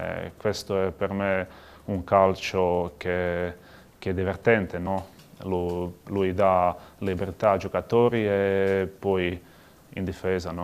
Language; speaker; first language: Italian; non-native, learner; Croatian